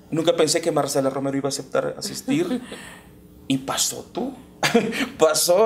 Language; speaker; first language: Spanish; native; Spanish